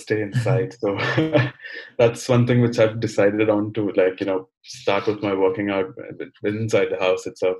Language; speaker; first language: English; non-native, local second language; Malayalam